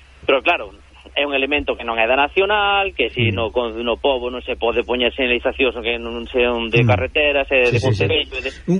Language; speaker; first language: Galician; early bilingual, heritage; Galician